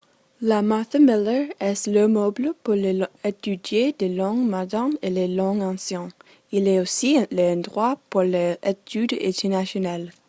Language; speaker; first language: French; non-native, learner; English